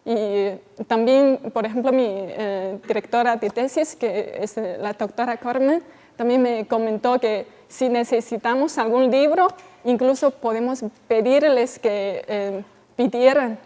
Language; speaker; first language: Spanish; non-native, fluent; Chinese